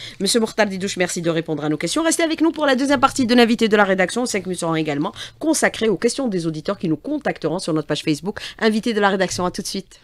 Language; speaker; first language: French; non-native, local second language; Arabic